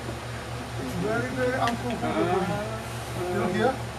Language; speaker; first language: English; non-native, learner; Japanese